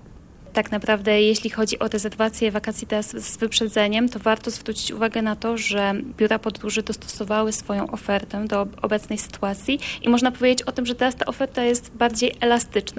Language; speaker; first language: Polish; native; Polish